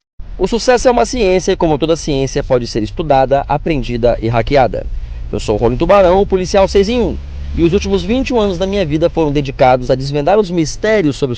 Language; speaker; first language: Portuguese; native; Portuguese